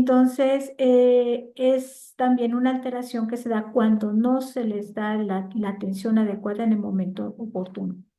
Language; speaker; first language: Spanish; native; Spanish